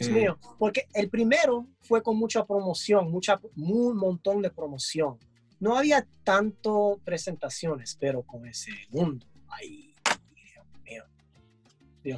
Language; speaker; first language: Spanish; early bilingual, heritage; English